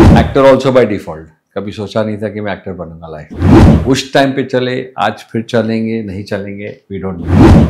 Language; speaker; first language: Hindi; non-native, local second language; English